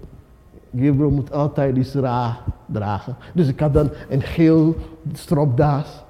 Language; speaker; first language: Dutch; non-native, fluent; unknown